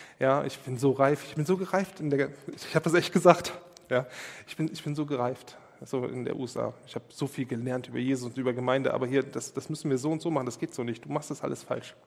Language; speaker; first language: German; native; German